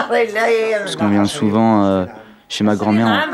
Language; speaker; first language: French; early bilingual, other home language; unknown